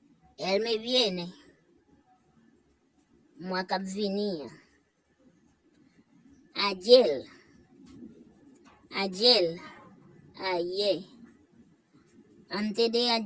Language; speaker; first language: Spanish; non-native, fluent; Haitian Creole